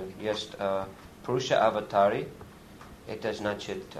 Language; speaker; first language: Russian; non-native, learner; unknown